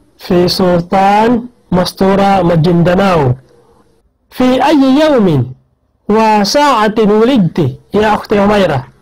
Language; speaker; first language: Arabic; non-native, fluent; Maguindanaon